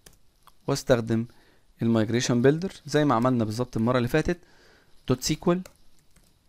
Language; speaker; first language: Arabic; native; Arabic